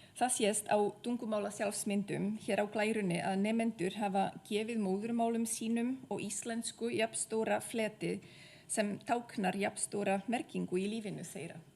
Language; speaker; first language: Icelandic; non-native, fluent; Czech